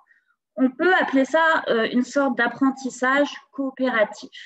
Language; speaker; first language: French; native; French